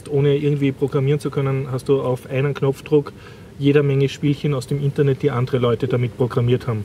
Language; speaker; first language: German; native; German